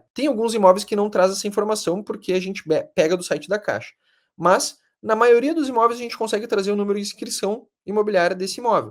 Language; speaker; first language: Portuguese; native; Portuguese